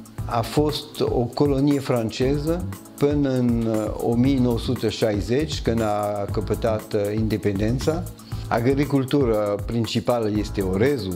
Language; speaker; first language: Romanian; early bilingual, heritage; French